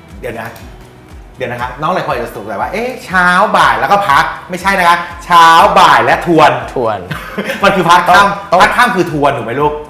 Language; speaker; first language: Thai; native; Thai